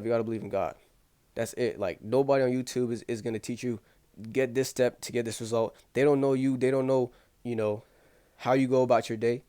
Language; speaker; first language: English; native; English